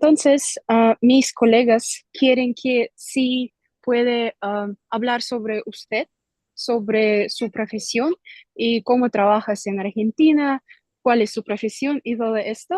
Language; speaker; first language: Spanish; non-native, learner; Russian